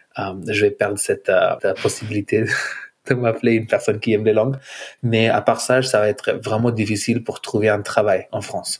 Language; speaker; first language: French; non-native, fluent; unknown